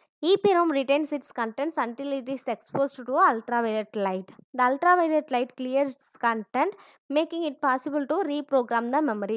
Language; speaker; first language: English; non-native, local second language; Tamil